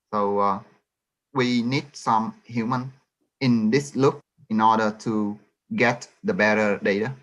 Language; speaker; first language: English; non-native, fluent; Vietnamese